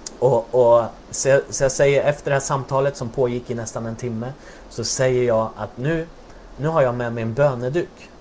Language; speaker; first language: Swedish; native; Swedish